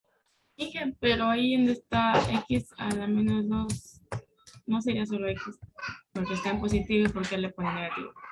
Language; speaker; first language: Spanish; native; Spanish